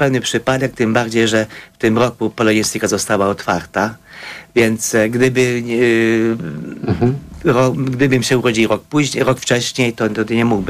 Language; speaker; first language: Polish; non-native, fluent; Hungarian